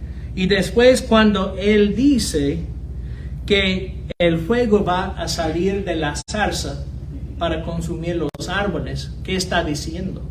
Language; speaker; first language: Spanish; non-native, fluent; English